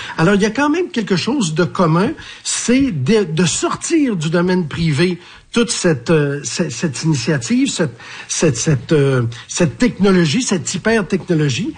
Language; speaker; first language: French; native; French